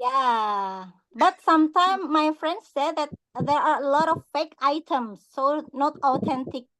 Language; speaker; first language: English; non-native, learner; Indonesian